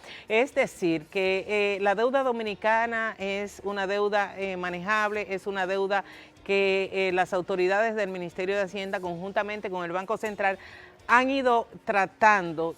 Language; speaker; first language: Spanish; native; Spanish